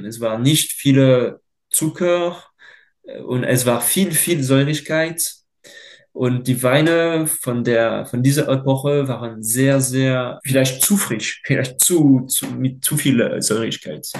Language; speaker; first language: German; non-native, fluent; French